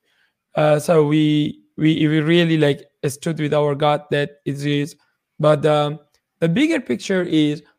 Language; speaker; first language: English; non-native, fluent; Persian